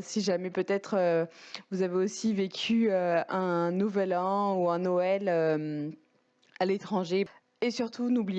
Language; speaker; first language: French; native; French